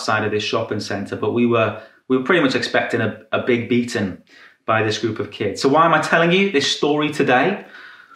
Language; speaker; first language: English; native; English